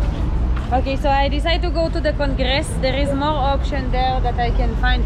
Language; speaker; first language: English; non-native, learner; Hebrew